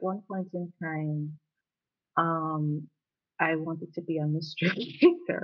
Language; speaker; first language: English; non-native, local second language; Jamaican Creole English